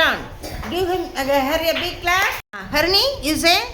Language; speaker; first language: English; non-native, local second language; Tamil